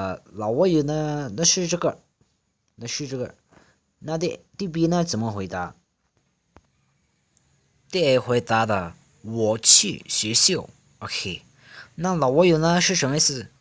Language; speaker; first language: Chinese; non-native, fluent; Lao